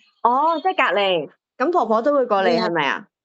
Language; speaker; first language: Cantonese; native; Cantonese